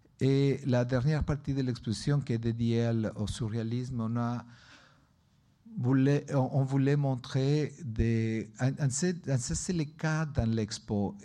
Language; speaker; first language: French; non-native, learner; Spanish